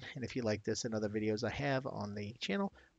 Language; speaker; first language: English; native; English